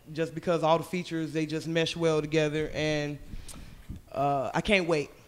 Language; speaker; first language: English; native; English